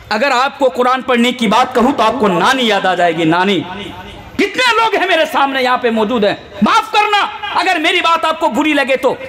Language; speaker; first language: Hindi; non-native, local second language; Bangla